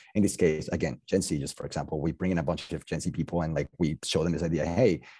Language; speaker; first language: English; non-native, fluent; Spanish